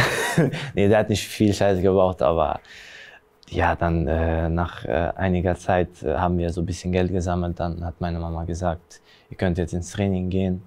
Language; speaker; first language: German; early bilingual, other home language; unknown